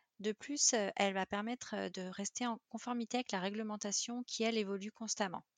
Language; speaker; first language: French; native; French